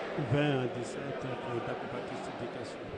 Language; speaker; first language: French; native; French